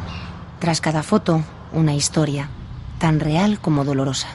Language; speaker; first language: Spanish; native; Spanish